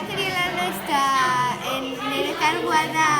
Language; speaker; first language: Basque; non-native, local second language; Spanish